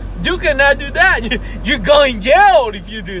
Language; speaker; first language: English; non-native, fluent; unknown